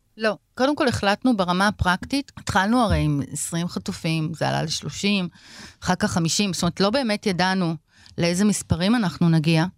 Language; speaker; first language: Hebrew; native; Hebrew